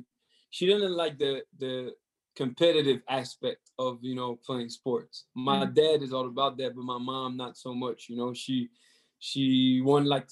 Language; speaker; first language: English; non-native, fluent; French